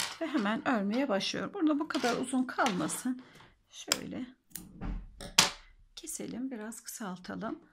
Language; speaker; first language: Turkish; native; Turkish